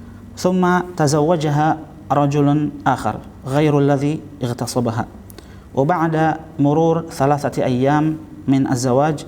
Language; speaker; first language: Arabic; non-native, fluent; Indonesian